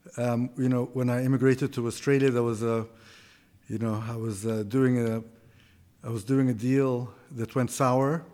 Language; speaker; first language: English; non-native, fluent; Arabic